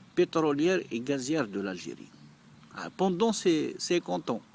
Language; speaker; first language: French; non-native, local second language; Arabic